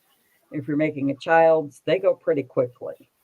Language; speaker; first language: English; native; English